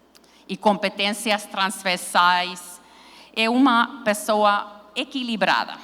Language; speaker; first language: Portuguese; non-native, learner; Finnish